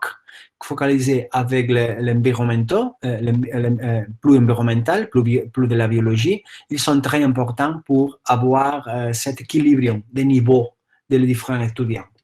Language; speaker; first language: French; non-native, fluent; Catalan